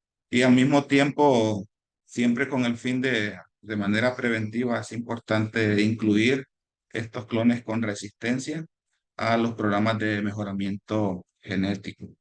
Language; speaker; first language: Spanish; native; Spanish